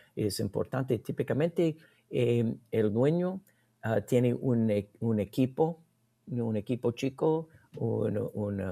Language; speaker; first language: Spanish; non-native, learner; English